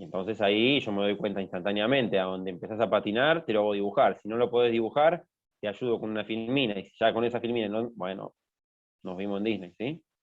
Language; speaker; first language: Spanish; native; Spanish